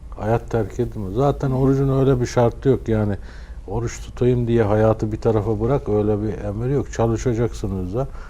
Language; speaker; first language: Turkish; native; Turkish